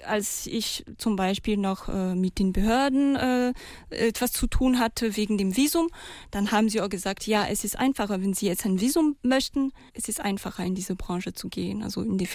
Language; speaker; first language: German; non-native, fluent; Malagasy